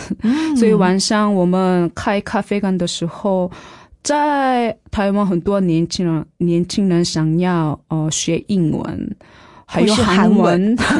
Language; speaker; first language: Chinese; non-native, fluent; Korean